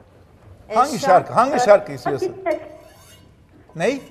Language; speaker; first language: Turkish; native; Turkish